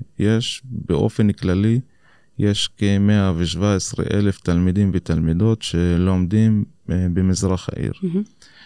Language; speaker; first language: Hebrew; non-native, local second language; Arabic